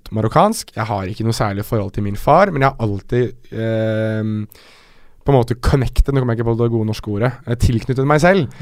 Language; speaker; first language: Norwegian; early bilingual, other home language; Arabic